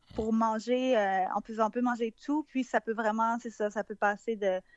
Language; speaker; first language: French; native; French